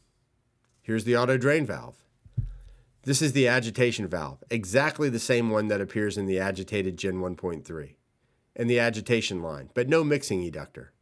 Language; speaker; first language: English; native; English